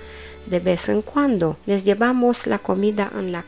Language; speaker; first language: Spanish; non-native, learner; Romanian